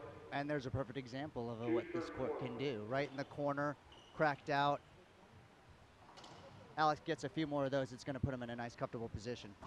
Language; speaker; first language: English; native; English